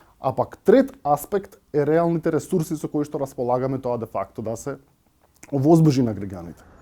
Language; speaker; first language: Macedonian; non-native, local second language; Albanian